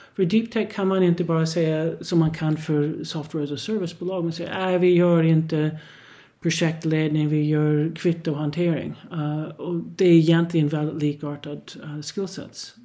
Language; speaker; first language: Swedish; non-native, fluent; English